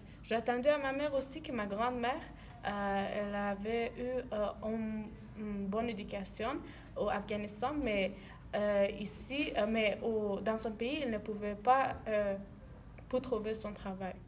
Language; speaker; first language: French; non-native, learner; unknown